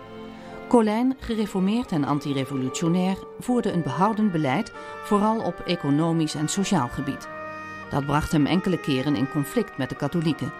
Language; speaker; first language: Dutch; native; Dutch